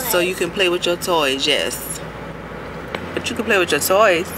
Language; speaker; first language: English; native; English